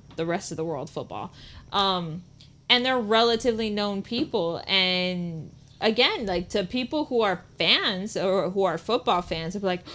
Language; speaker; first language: English; non-native, fluent; Spanish